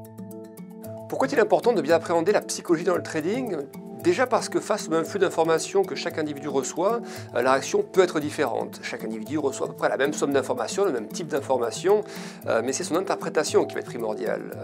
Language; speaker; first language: French; native; French